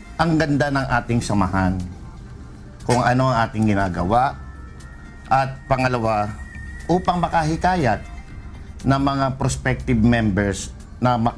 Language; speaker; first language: Filipino; native; Filipino